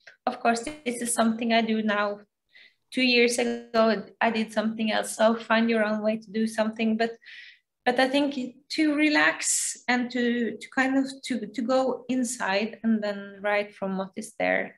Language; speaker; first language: English; non-native, fluent; Norwegian